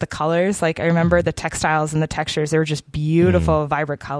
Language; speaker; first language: English; native; English